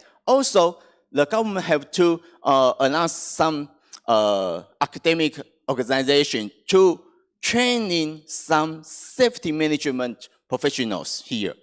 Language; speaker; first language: English; non-native, fluent; Chinese